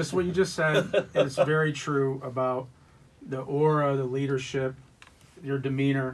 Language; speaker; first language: English; native; English